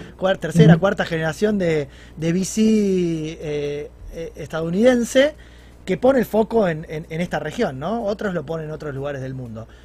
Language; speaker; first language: Spanish; native; Spanish